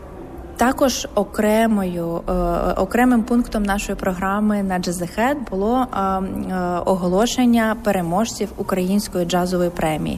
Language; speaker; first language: Ukrainian; native; Ukrainian